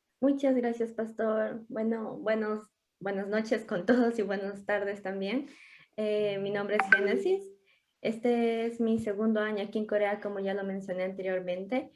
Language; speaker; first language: Spanish; native; Spanish